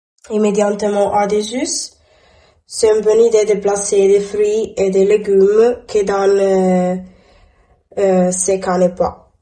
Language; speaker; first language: French; non-native, learner; Italian